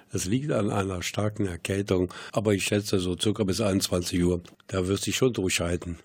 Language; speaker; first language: German; native; German